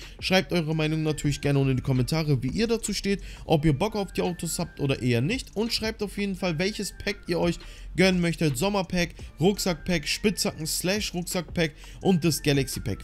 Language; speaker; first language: German; native; German